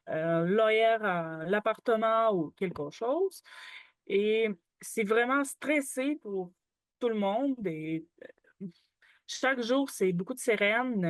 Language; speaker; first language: French; non-native, learner; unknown